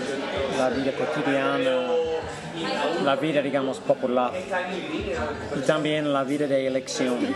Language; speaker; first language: Spanish; non-native, fluent; English